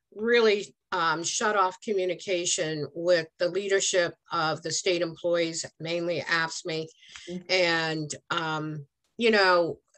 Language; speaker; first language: English; native; English